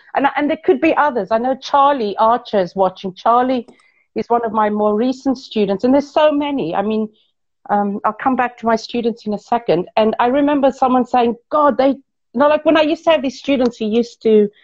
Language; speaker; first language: English; non-native, local second language; Portuguese